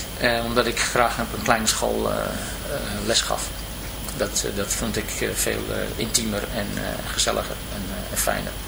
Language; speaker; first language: Dutch; native; Dutch